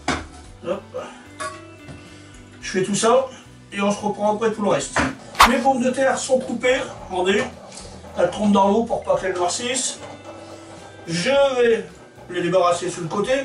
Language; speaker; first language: French; native; French